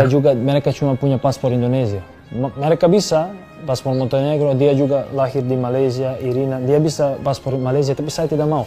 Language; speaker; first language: Indonesian; non-native, fluent; Serbian